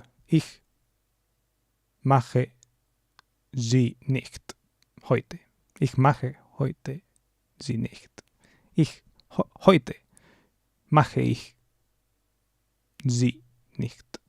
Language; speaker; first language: German; non-native, learner; English